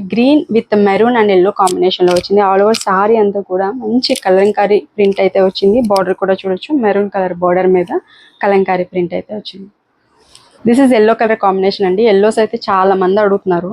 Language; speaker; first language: Telugu; native; Telugu